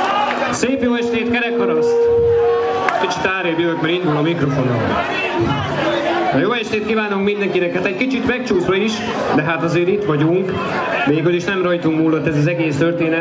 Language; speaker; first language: Hungarian; native; Hungarian